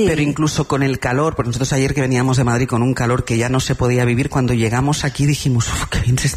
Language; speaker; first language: Spanish; native; Spanish